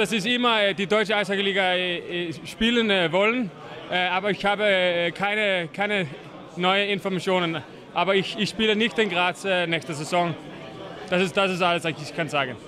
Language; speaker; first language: German; non-native, learner; Danish